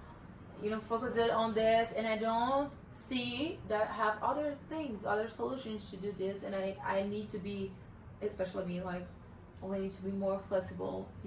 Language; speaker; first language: English; non-native, learner; Portuguese